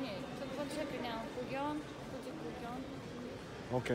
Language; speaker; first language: Korean; non-native, learner; Russian